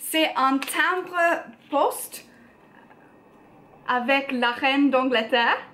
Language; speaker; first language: French; non-native, learner; English